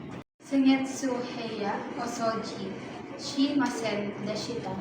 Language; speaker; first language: Japanese; non-native, learner; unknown